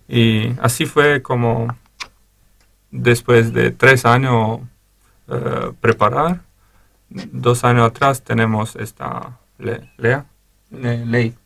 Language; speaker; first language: Spanish; non-native, learner; Romanian